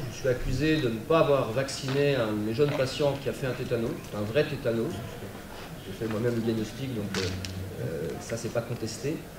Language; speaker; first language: French; native; French